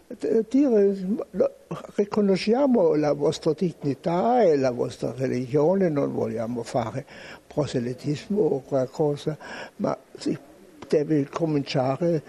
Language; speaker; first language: Italian; non-native, fluent; German